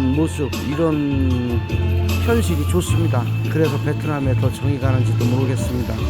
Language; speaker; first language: Korean; native; Korean